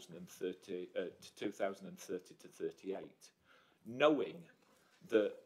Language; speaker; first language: English; native; English